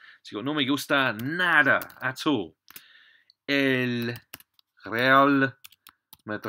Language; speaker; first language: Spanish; non-native, fluent; English